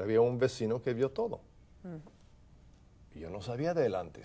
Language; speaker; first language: Spanish; non-native, fluent; English